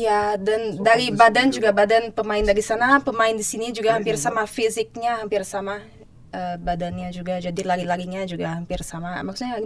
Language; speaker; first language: Indonesian; non-native, fluent; Portuguese